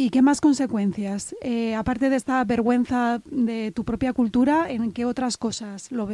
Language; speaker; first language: Spanish; native; Spanish